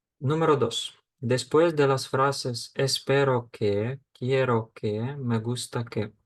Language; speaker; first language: Spanish; non-native, fluent; Ukrainian